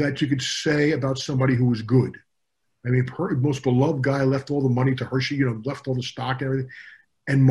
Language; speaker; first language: English; native; English